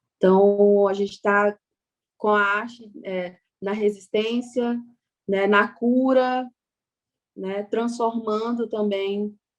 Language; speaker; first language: Portuguese; non-native, local second language; Kayapó